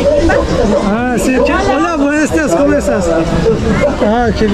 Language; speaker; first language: Spanish; non-native, learner; Turkish